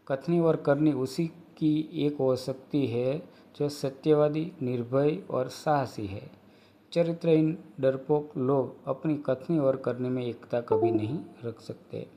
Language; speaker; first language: Hindi; non-native, local second language; Gujarati